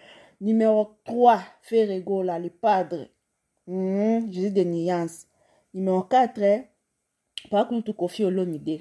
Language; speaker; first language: French; non-native, local second language; Lingala